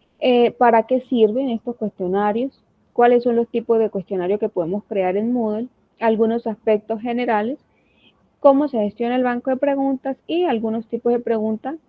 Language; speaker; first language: Spanish; native; Spanish